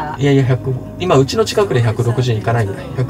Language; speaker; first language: Japanese; native; Japanese